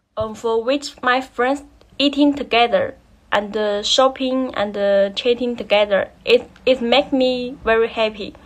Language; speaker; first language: English; non-native, learner; Chinese